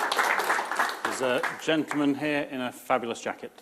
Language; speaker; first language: English; native; English